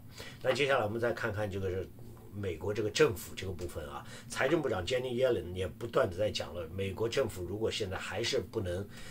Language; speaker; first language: Chinese; native; Chinese